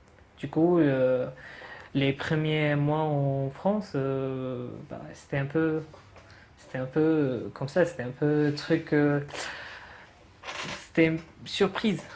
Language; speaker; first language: French; non-native, fluent; Arabic